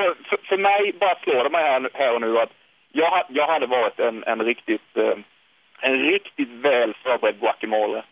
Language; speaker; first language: Swedish; native; Swedish